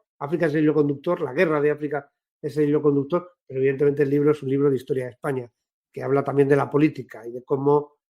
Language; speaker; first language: Spanish; native; Spanish